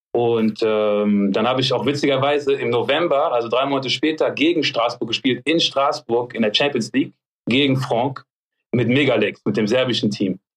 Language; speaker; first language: German; early bilingual, other home language; French